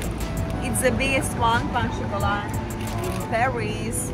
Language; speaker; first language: English; non-native, learner; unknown